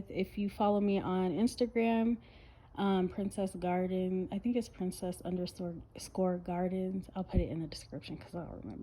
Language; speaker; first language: English; native; English